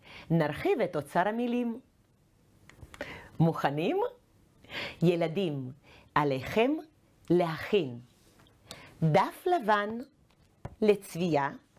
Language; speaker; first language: Hebrew; non-native, fluent; Russian